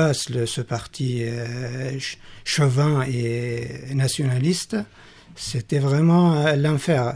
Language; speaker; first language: French; non-native, fluent; Kurdish